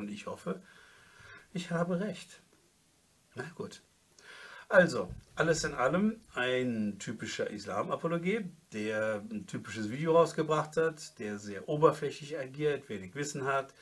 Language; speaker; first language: German; native; German